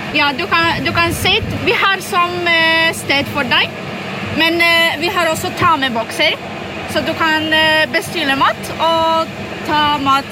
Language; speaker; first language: Norwegian; non-native, learner; Polish